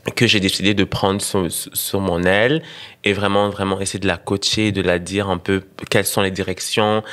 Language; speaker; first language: French; non-native, local second language; Rundi